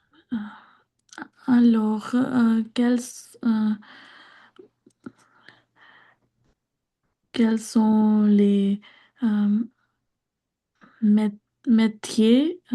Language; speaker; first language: French; non-native, learner; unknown